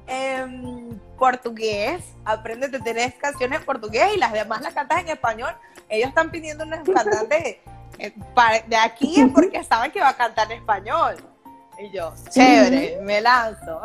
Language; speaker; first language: Spanish; native; Spanish